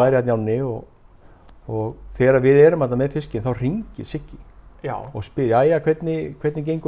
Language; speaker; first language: Icelandic; native; Icelandic